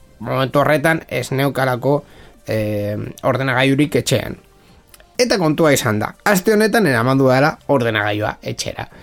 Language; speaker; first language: Basque; non-native, local second language; Spanish